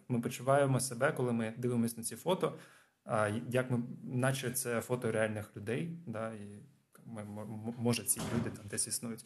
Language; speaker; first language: Ukrainian; non-native, local second language; Russian